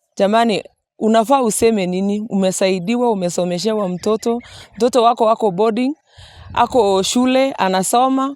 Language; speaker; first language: Swahili; non-native, local second language; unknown